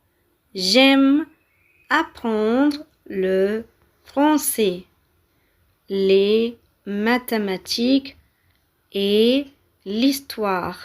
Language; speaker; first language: French; non-native, fluent; Tamil